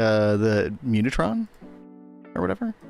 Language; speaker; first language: English; native; English